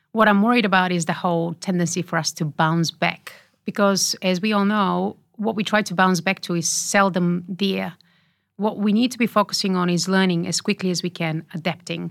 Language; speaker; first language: English; non-native, fluent; Bulgarian